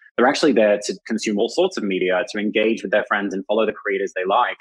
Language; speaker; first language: English; native; English